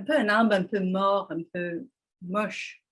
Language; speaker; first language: French; non-native, fluent; English